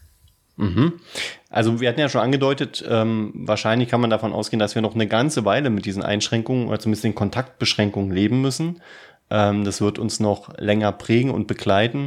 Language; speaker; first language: German; native; German